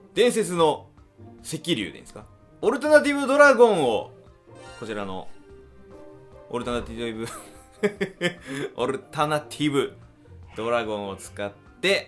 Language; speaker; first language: Japanese; native; Japanese